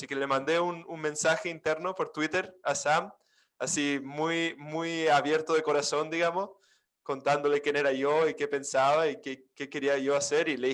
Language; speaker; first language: Spanish; non-native, fluent; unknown